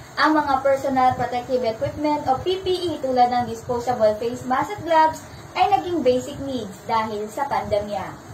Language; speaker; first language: Filipino; native; Filipino